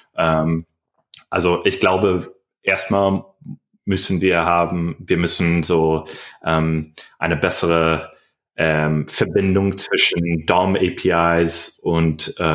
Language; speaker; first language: German; non-native, learner; English